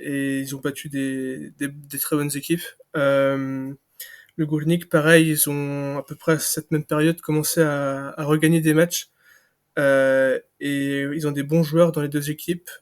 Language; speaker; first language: French; native; French